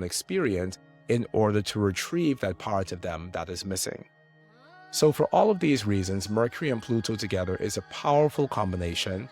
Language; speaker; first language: English; native; English